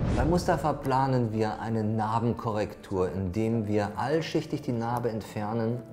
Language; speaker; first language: German; native; German